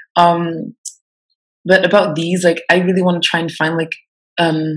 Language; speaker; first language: English; non-native, fluent; French